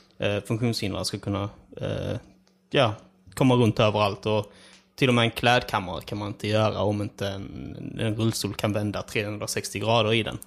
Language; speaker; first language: Swedish; early bilingual, other home language; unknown